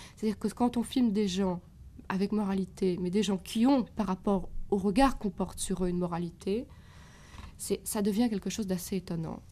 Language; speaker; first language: French; native; French